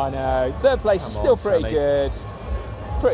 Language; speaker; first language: English; native; English